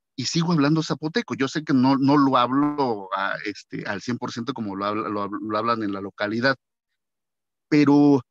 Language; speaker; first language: Spanish; native; Spanish